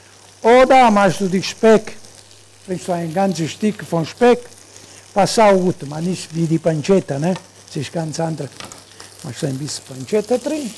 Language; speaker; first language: German; non-native, learner; Italian